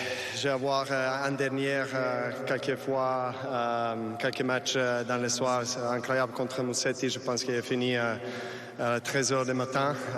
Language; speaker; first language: French; non-native, learner; Serbian